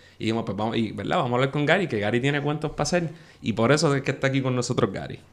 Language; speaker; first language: Spanish; native; Spanish